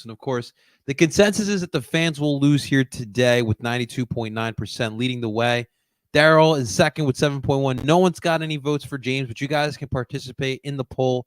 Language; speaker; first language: English; native; English